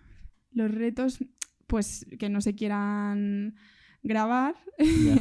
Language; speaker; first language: Spanish; native; Spanish